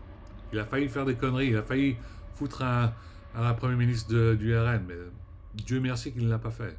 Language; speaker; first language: French; early bilingual, heritage; French